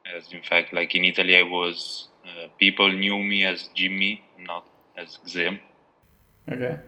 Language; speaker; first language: English; non-native, fluent; Albanian